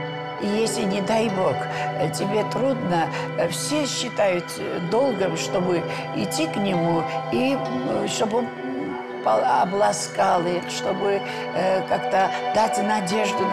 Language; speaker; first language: Russian; non-native, fluent; Georgian